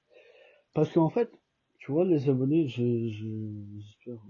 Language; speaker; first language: French; non-native, fluent; Albanian